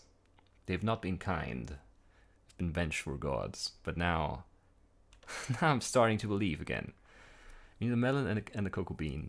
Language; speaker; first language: English; native; English